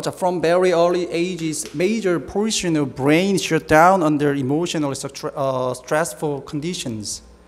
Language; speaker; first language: English; non-native, fluent; Korean